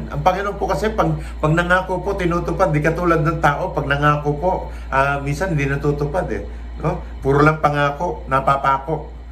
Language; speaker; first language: Filipino; non-native, local second language; Cebuano